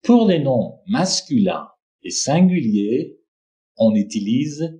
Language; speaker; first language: French; non-native, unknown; Persian